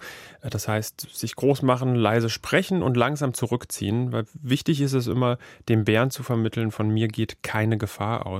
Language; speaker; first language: German; native; German